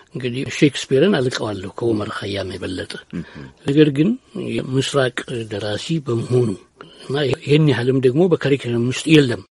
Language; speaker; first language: Amharic; native; Amharic